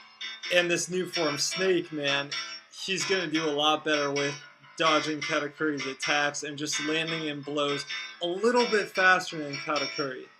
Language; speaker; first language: English; native; English